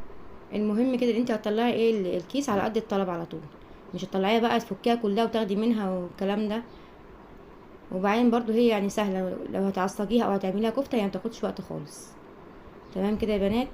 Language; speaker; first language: Arabic; native; Arabic